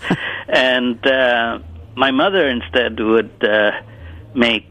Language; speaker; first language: English; early bilingual, other home language; Italian